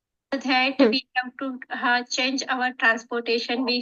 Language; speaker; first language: English; non-native, learner; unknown